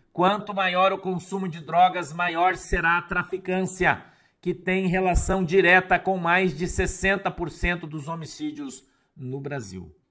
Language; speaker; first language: Portuguese; native; Portuguese